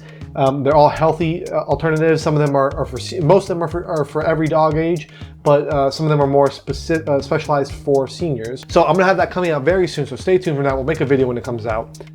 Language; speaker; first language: English; native; English